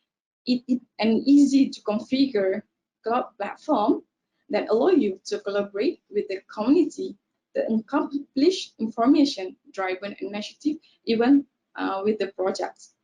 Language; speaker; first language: English; non-native, local second language; Malay